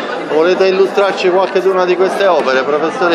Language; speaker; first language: Italian; native; Italian